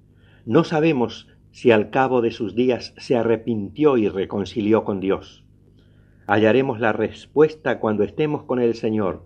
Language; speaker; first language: Spanish; native; Spanish